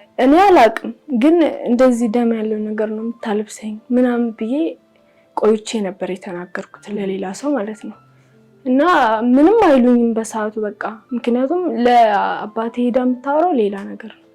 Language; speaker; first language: Amharic; non-native, local second language; Oromo